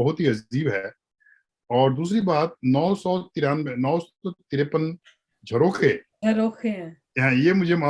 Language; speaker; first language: Hindi; native; Hindi